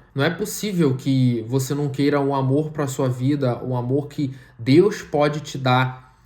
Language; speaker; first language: Portuguese; native; Portuguese